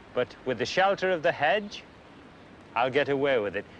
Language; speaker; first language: English; native; English